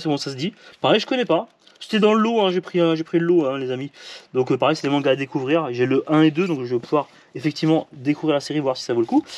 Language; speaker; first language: French; native; French